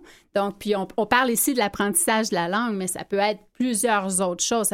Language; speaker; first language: French; native; French